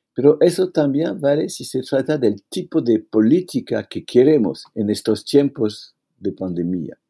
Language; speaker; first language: Spanish; non-native, fluent; French